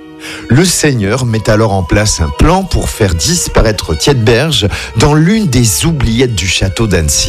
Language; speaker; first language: French; native; French